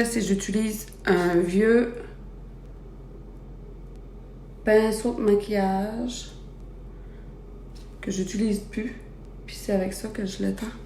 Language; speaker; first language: French; native; French